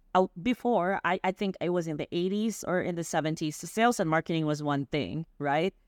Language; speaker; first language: English; non-native, local second language; Filipino